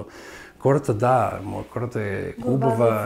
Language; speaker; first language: Bulgarian; non-native, fluent; Italian